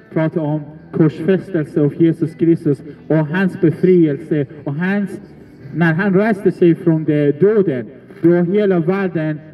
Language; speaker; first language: Swedish; non-native, learner; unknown